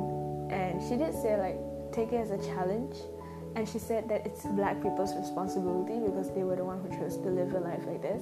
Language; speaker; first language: English; non-native, local second language; Tamil